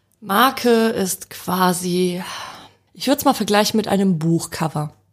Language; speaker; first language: German; early bilingual, other home language; Polish